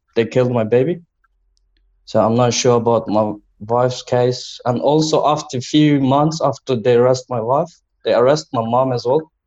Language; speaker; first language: English; non-native, learner; Chinese